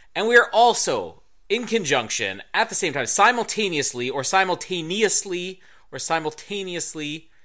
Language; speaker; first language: English; native; English